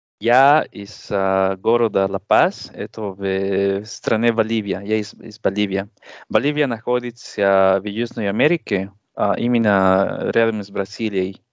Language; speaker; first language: Russian; non-native, learner; Spanish